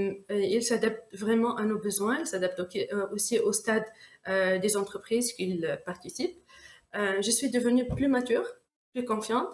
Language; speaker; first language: French; non-native, local second language; Arabic